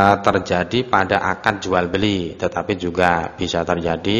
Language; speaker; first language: Indonesian; native; Indonesian